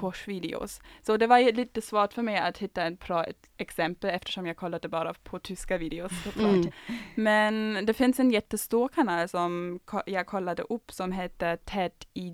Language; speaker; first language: Swedish; non-native, fluent; German